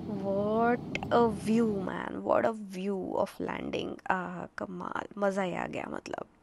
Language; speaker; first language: Hindi; non-native, local second language; Marathi